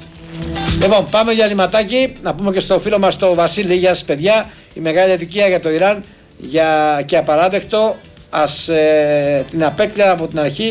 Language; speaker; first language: Greek; native; Greek